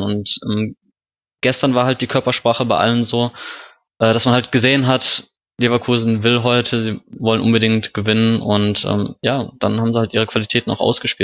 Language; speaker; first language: German; native; German